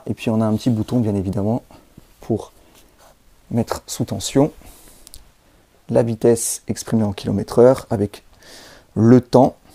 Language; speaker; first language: French; native; French